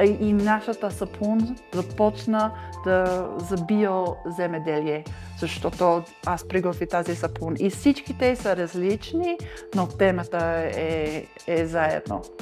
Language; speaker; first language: Bulgarian; non-native, learner; English